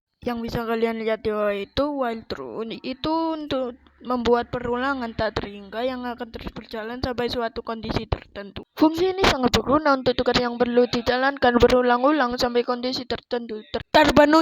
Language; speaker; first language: Indonesian; native; Indonesian